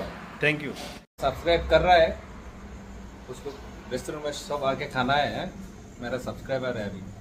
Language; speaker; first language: Hindi; non-native, learner; Bangla